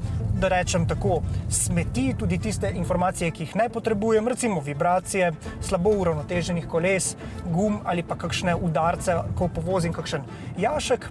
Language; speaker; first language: Slovenian; native; Slovenian